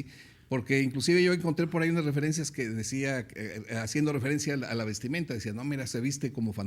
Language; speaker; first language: Spanish; native; Spanish